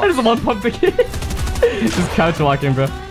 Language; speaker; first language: English; native; English